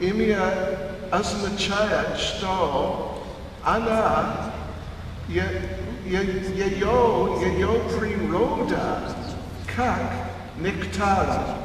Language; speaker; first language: Russian; non-native, learner; English